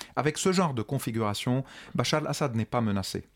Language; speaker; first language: French; non-native, local second language; Arabic